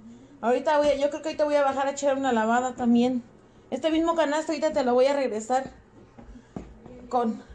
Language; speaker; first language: Spanish; native; Spanish